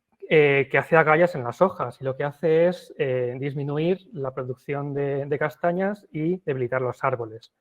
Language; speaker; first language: Spanish; native; Spanish